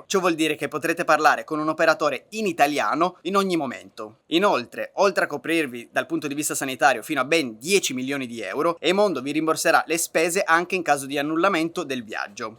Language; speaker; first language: Italian; native; Italian